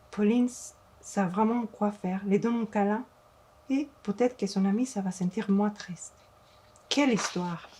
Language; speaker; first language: French; non-native, fluent; Spanish